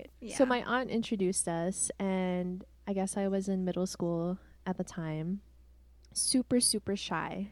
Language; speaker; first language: English; non-native, local second language; Cebuano